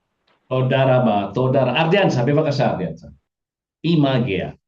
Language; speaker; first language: Hebrew; non-native, fluent; Indonesian